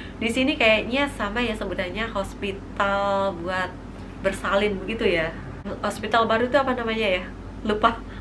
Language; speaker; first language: Indonesian; native; Indonesian